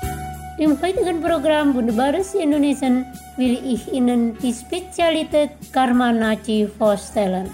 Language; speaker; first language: German; non-native, fluent; Indonesian